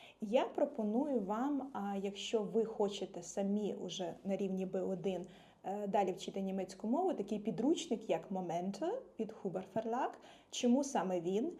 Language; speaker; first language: Ukrainian; native; Ukrainian